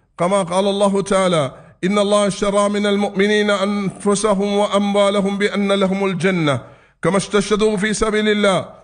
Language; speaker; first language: Arabic; non-native, fluent; Tamil